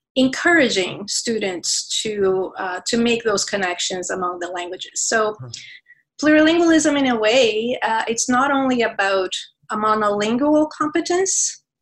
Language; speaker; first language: English; non-native, fluent; Portuguese